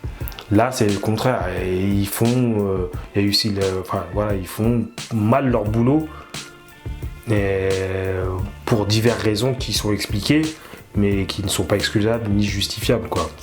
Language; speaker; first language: French; native; French